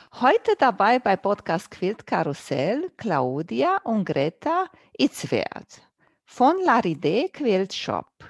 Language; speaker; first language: German; non-native, fluent; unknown